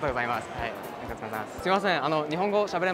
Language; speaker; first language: Japanese; non-native, fluent; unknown